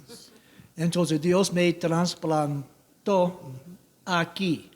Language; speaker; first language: Spanish; non-native, learner; English